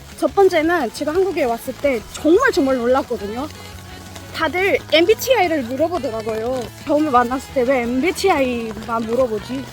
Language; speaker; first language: Korean; non-native, fluent; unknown